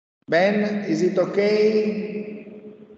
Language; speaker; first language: English; non-native, fluent; Italian